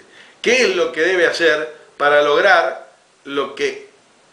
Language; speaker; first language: Spanish; native; Spanish